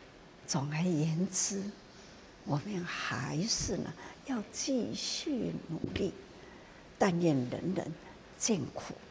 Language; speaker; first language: Chinese; non-native, local second language; Min Nan Chinese